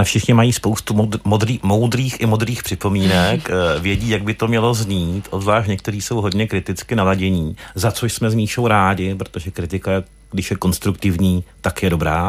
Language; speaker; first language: Czech; native; Czech